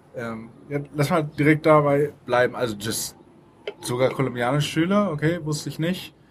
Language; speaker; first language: German; native; German